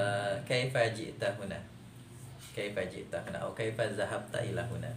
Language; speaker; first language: Arabic; non-native, fluent; Indonesian